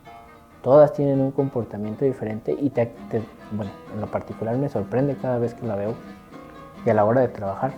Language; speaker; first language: Spanish; native; Spanish